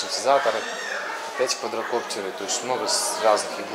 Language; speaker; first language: Russian; native; Russian